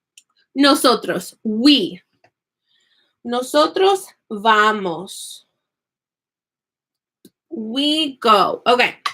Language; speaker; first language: Spanish; non-native, fluent; English